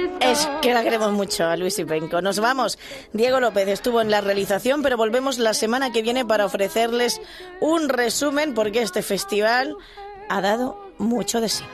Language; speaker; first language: Spanish; native; Spanish